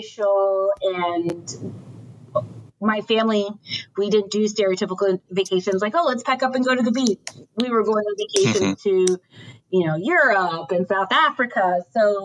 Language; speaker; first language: English; early bilingual, other home language; French